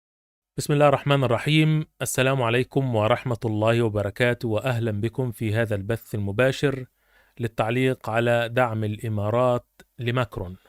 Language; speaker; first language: Arabic; native; Arabic